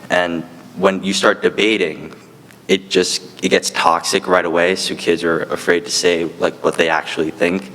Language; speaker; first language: English; native; English